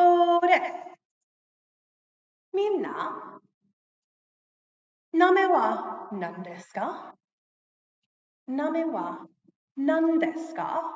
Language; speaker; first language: Japanese; non-native, fluent; English